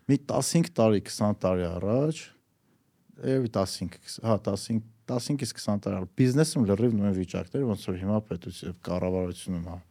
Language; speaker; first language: Armenian; native; Armenian